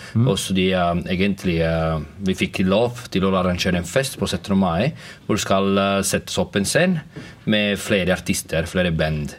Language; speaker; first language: Norwegian; non-native, fluent; Italian